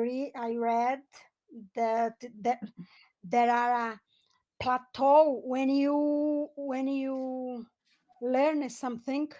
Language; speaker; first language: English; non-native, learner; Portuguese